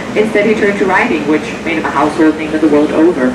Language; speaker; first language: English; non-native, fluent; Danish